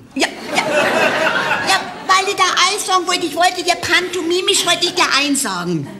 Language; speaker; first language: German; native; German